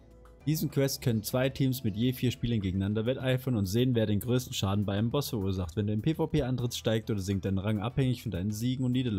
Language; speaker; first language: German; native; German